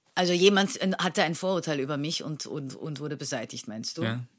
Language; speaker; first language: German; non-native, fluent; Turkish